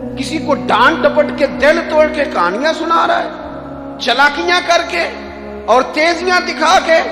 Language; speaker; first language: Urdu; non-native, local second language; Punjabi